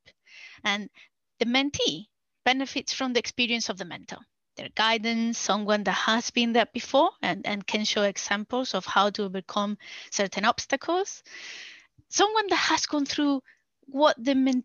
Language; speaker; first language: English; non-native, fluent; Spanish